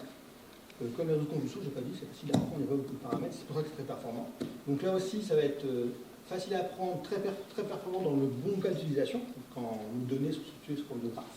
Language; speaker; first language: French; native; French